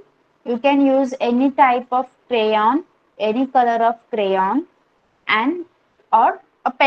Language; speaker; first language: English; non-native, local second language; Marathi